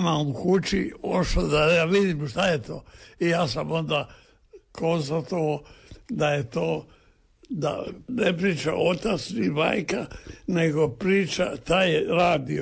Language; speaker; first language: Serbian; native; Serbian